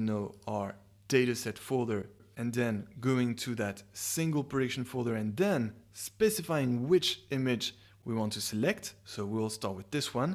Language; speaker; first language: English; non-native, fluent; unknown